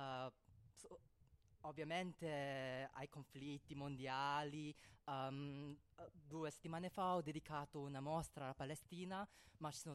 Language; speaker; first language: Italian; non-native, fluent; Cantonese